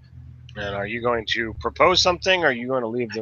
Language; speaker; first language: English; native; English